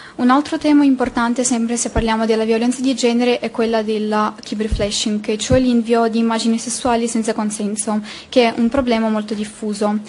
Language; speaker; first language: Italian; non-native, fluent; Ukrainian